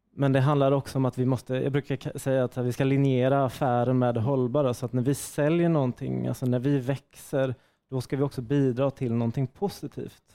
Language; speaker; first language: Swedish; native; Swedish